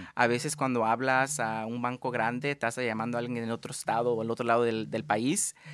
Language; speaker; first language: Spanish; early bilingual, heritage; Spanish